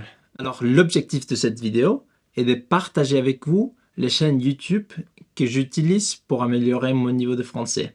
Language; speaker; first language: French; non-native, learner; Spanish